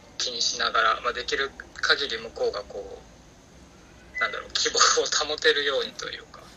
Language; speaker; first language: Japanese; native; Japanese